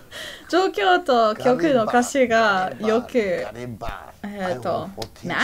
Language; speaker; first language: Japanese; non-native, learner; English